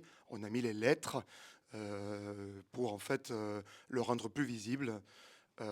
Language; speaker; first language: French; native; French